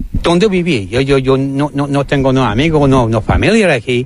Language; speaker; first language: Spanish; non-native, learner; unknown